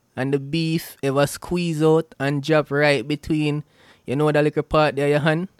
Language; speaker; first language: English; non-native, local second language; Jamaican Creole English